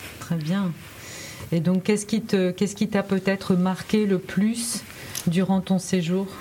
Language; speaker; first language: French; native; French